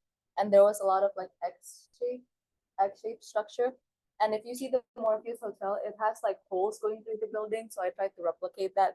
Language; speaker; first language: English; non-native, fluent; Indonesian